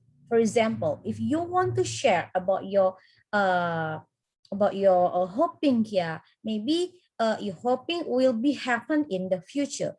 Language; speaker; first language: English; non-native, fluent; Indonesian